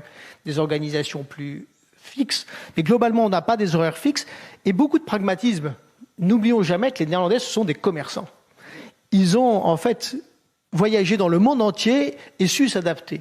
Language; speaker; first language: French; native; French